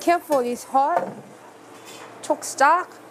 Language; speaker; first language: English; non-native, learner; Korean